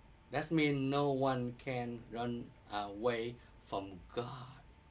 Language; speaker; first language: English; non-native, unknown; Vietnamese